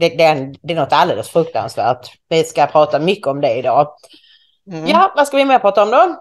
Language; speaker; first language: Swedish; native; Swedish